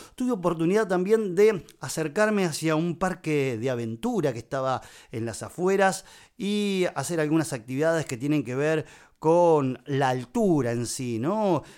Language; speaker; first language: Spanish; native; Spanish